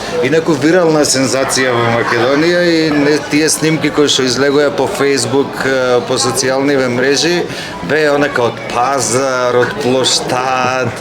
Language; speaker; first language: Macedonian; native; Macedonian